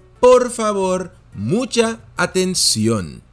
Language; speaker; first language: Spanish; non-native, fluent; Dutch